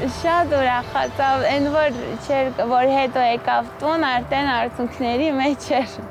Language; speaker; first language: Armenian; native; Armenian